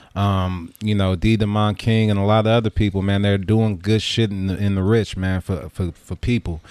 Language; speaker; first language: English; native; English